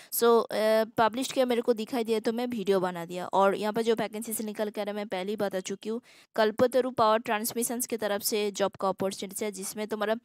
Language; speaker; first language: Hindi; non-native, local second language; Assamese